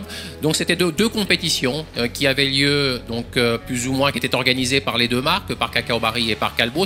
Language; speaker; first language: French; native; French